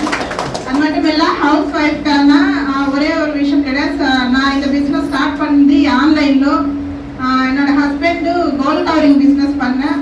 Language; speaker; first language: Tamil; non-native, learner; Telugu